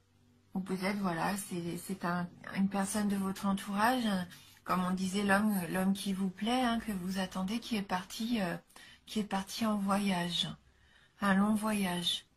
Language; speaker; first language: French; native; French